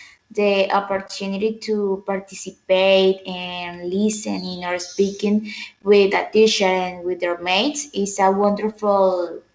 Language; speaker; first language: English; non-native, learner; Spanish